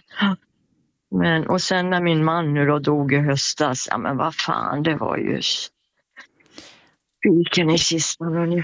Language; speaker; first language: Swedish; native; Swedish